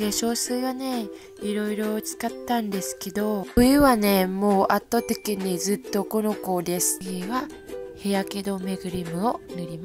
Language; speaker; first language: Japanese; non-native, fluent; Vietnamese